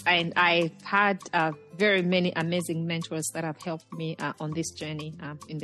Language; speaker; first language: English; non-native, local second language; Nyanja